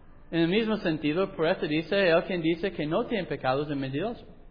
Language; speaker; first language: Spanish; non-native, fluent; English